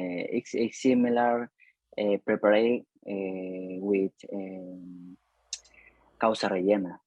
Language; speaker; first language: English; non-native, learner; Spanish